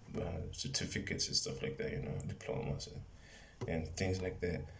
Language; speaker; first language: English; non-native, fluent; Spanish